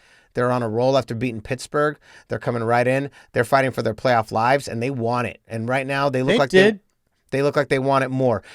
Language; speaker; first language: English; native; English